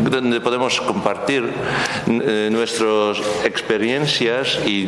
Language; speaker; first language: Spanish; non-native, learner; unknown